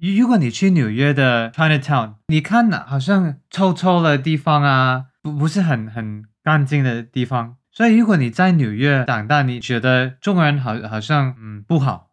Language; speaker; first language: Chinese; early bilingual, heritage; Chinese